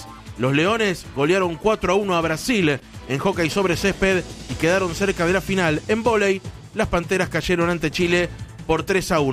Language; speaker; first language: Spanish; native; Spanish